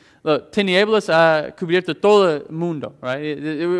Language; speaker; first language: Spanish; non-native, fluent; English